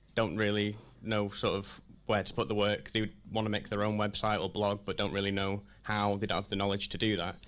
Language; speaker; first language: English; native; English